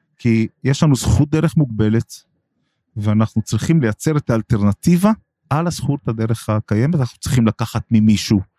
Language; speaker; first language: Hebrew; non-native, local second language; Arabic